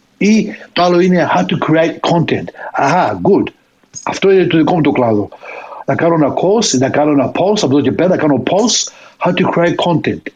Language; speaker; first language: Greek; early bilingual, heritage; Greek